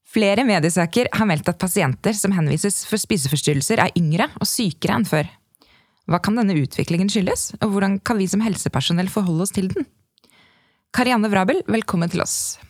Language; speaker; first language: Norwegian; native; Norwegian